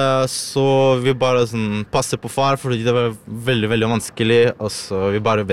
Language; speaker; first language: Norwegian; non-native, learner; Ukrainian